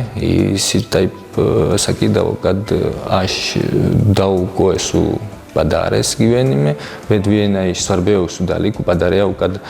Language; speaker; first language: Lithuanian; non-native, fluent; Georgian